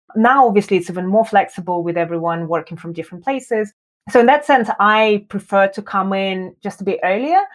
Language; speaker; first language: English; non-native, fluent; Russian